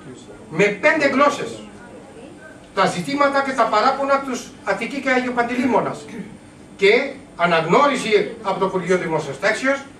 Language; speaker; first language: Greek; non-native, learner; Urdu